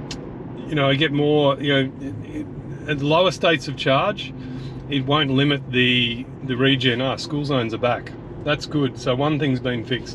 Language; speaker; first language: English; native; English